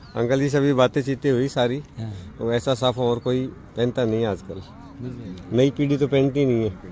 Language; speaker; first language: Hindi; native; Hindi